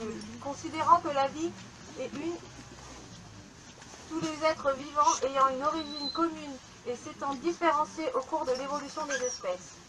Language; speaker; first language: French; native; French